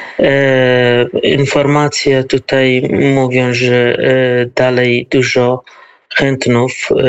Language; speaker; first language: Polish; non-native, learner; Kurdish